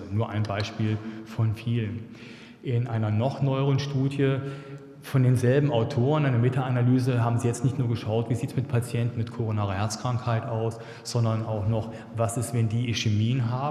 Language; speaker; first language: German; native; German